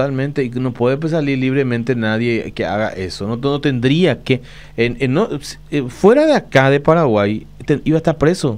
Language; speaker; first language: Spanish; native; Spanish